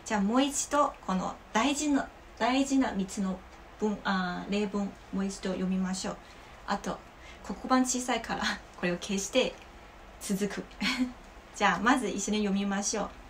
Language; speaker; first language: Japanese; non-native, learner; Chinese